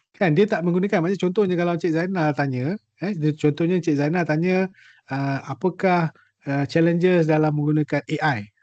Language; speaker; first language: Malay; native; Malay